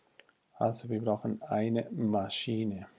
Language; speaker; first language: German; non-native, fluent; Spanish